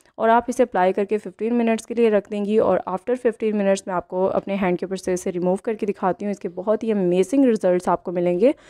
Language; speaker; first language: Hindi; native; Hindi